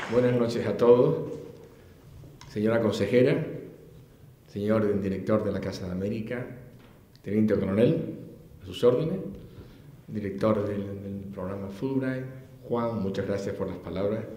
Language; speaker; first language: Spanish; native; Spanish